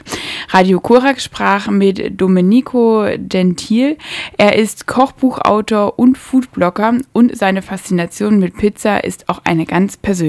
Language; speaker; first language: German; native; German